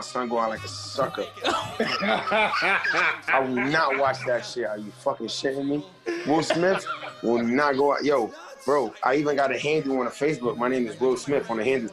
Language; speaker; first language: English; native; English